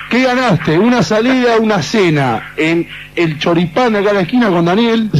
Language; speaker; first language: Spanish; native; Spanish